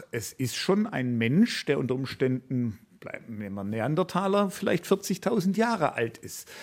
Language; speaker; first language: German; native; German